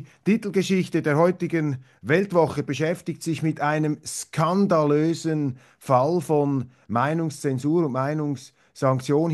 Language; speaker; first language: German; native; German